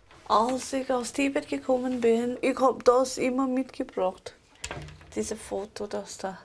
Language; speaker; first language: German; non-native, local second language; Tibetan